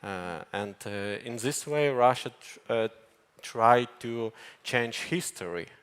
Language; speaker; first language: English; non-native, learner; Ukrainian